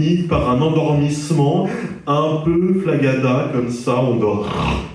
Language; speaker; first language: French; native; French